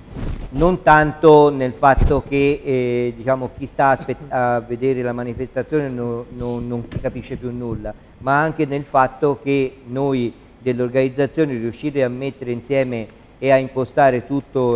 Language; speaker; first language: Italian; native; Italian